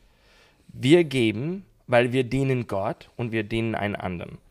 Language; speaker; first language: German; non-native, learner; English